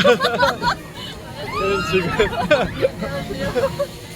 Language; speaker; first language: Korean; non-native, fluent; Japanese